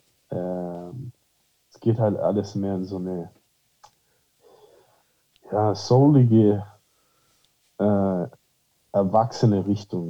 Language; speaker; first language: German; early bilingual, heritage; German